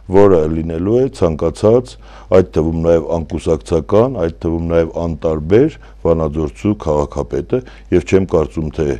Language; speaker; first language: Armenian; native; Armenian